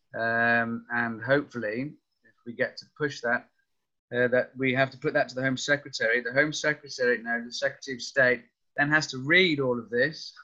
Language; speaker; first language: English; native; English